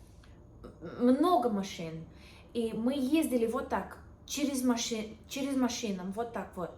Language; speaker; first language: Russian; non-native, learner; English